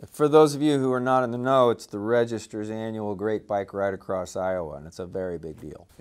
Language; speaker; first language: English; native; English